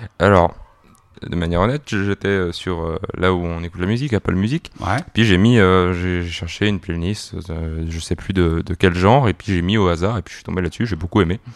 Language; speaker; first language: French; native; French